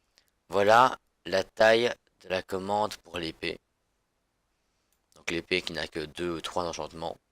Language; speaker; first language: French; native; French